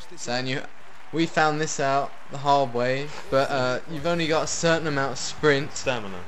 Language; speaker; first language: English; early bilingual, other home language; Italian